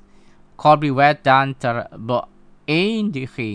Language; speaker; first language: Dutch; non-native, fluent; Indonesian